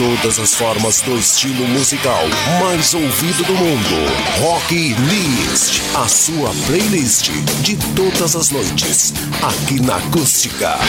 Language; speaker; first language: Portuguese; native; Portuguese